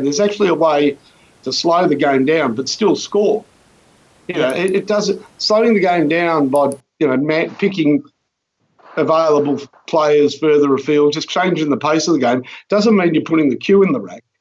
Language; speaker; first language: English; native; English